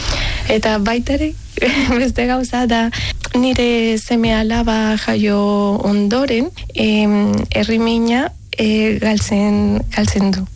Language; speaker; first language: Basque; non-native, learner; Spanish